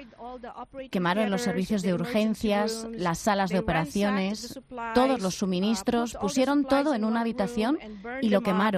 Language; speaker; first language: Spanish; native; Spanish